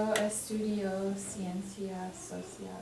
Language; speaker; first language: Spanish; non-native, learner; English